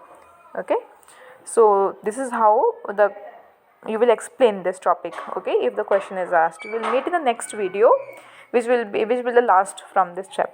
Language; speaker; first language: English; non-native, local second language; Hindi